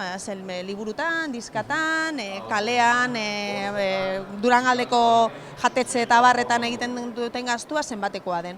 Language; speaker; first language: Basque; native; Basque